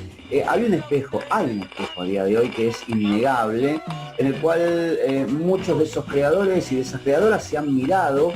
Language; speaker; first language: Spanish; native; Spanish